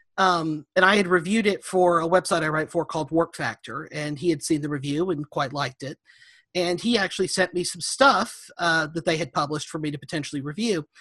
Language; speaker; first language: English; native; English